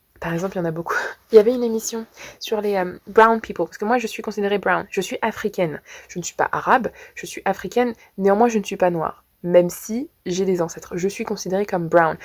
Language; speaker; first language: French; native; French